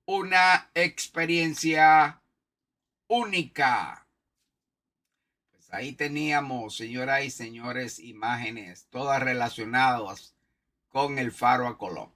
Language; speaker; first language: Spanish; native; Spanish